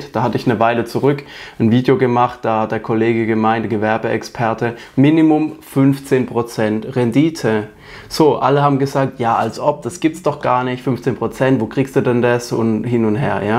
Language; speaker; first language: German; native; German